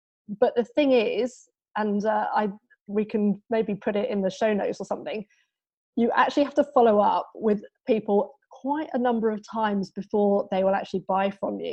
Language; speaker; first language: English; native; English